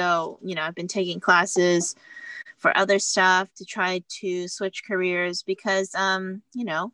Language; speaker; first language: English; native; English